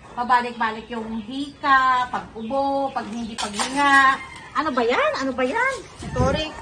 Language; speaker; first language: Filipino; native; Filipino